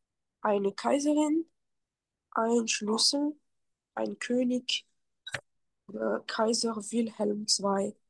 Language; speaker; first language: German; non-native, fluent; French